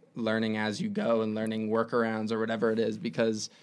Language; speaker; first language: English; native; English